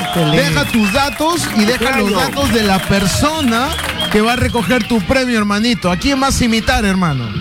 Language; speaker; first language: Spanish; native; Spanish